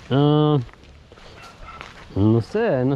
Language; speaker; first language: Spanish; non-native, learner; Polish